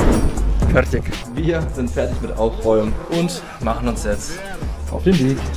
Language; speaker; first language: German; native; German